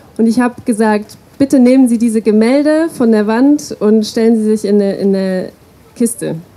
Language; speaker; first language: German; non-native, fluent; English